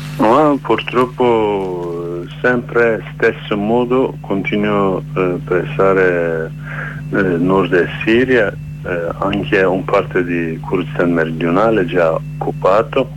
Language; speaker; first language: Italian; non-native, learner; Kurdish